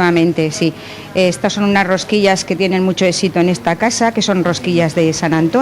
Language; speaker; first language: Spanish; native; Spanish